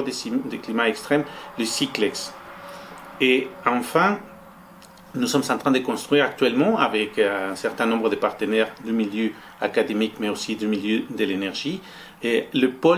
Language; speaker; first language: French; non-native, fluent; Spanish